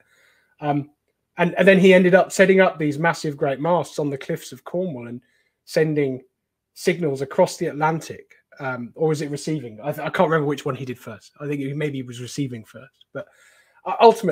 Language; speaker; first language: English; native; English